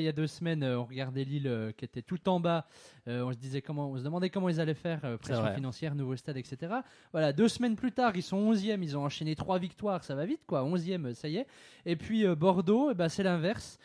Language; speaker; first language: French; native; French